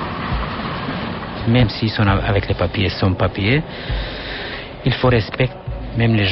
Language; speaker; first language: French; non-native, learner; Albanian